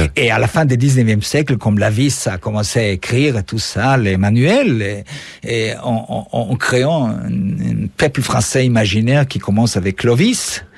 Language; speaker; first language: French; non-native, fluent; Hebrew